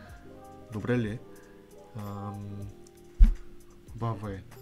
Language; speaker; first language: Bulgarian; non-native, learner; Korean